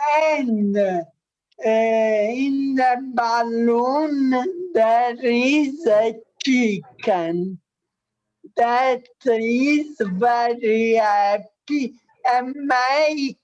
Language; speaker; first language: English; non-native, learner; Italian